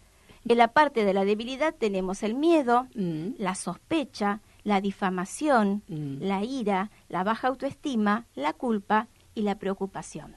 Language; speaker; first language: Spanish; native; Spanish